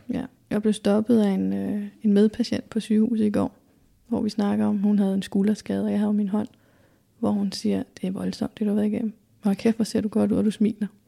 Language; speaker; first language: Danish; native; Danish